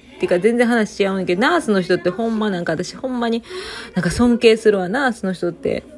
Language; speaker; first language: Japanese; native; Japanese